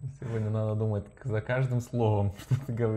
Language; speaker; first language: Russian; non-native, learner; Lithuanian